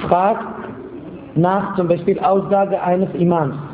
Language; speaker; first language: German; non-native, fluent; Arabic